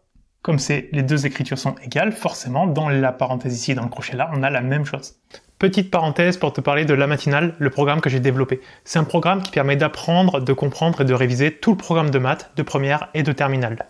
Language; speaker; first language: French; native; French